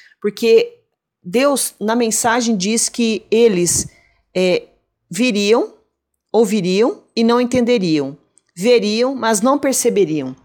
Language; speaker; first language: Portuguese; native; Portuguese